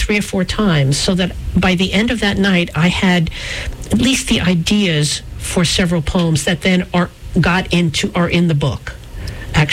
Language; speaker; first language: English; native; English